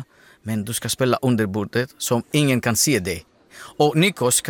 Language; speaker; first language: Swedish; non-native, fluent; Greek